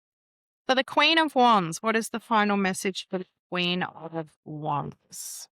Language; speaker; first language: English; native; English